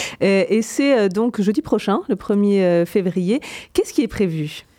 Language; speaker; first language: French; native; French